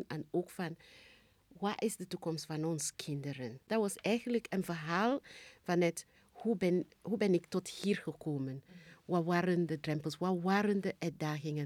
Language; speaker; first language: Dutch; non-native, fluent; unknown